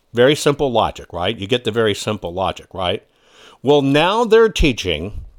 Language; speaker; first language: English; early bilingual, other home language; German